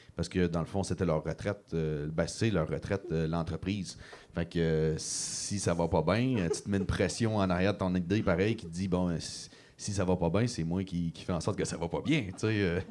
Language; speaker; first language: French; native; French